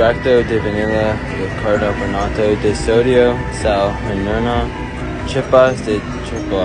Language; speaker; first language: Spanish; non-native, learner; English